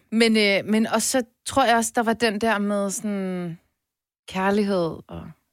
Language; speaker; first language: Danish; native; Danish